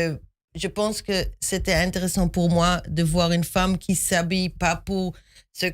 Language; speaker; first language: French; non-native, fluent; Hebrew